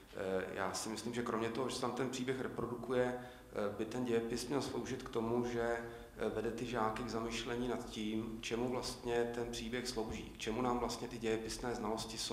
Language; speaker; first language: Czech; native; Czech